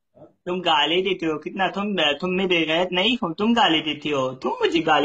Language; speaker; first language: Hindi; non-native, learner; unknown